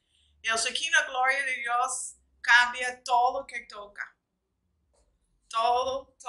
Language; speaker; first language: Spanish; non-native, fluent; English